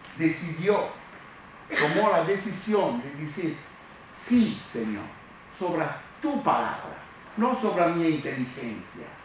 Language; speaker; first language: Spanish; non-native, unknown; Italian